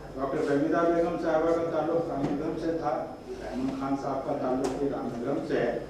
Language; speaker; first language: Urdu; native; Urdu